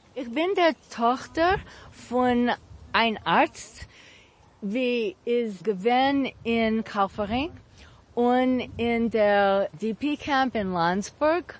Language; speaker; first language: German; non-native, learner; English